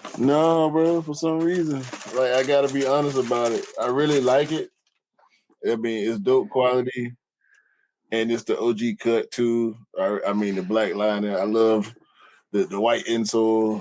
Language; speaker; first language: English; native; English